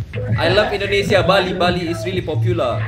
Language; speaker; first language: English; non-native, learner; Indonesian